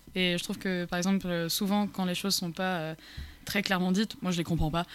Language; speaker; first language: French; early bilingual, other home language; English